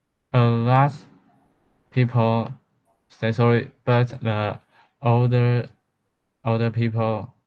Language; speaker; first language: English; non-native, learner; Chinese